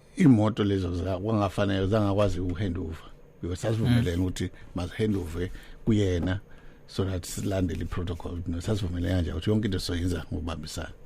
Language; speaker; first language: Zulu; native; Zulu